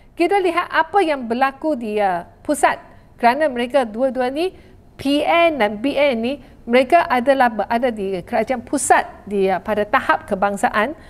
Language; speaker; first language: Malay; non-native, local second language; Chinese